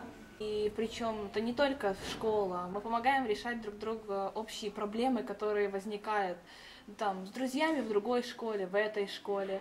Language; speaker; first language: Russian; early bilingual, heritage; Russian